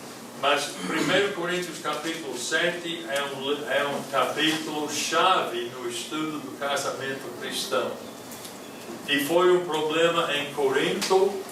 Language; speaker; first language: Portuguese; non-native, fluent; English